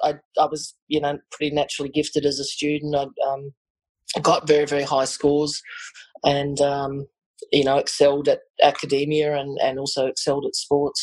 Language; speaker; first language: English; native; English